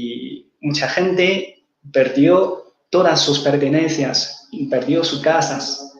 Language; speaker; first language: Spanish; non-native, fluent; Chinese